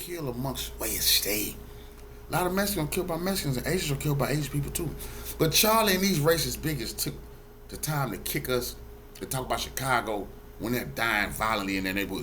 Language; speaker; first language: English; native; English